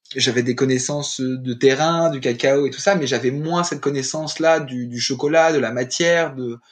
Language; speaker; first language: French; native; French